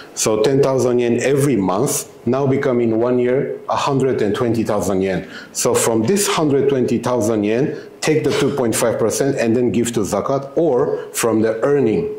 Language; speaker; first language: English; non-native, learner; Japanese